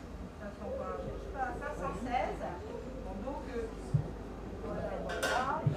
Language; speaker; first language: French; native; French